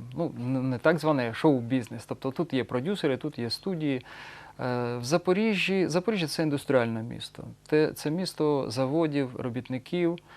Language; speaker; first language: Ukrainian; non-native, local second language; Russian